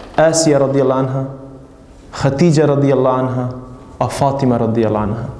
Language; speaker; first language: Danish; early bilingual, other home language; Urdu